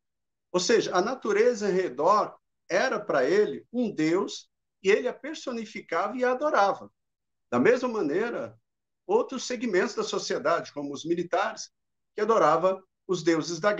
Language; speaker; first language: Portuguese; native; Portuguese